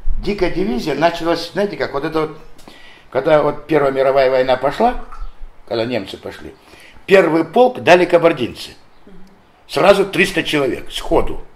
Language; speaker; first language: Russian; non-native, local second language; Adyghe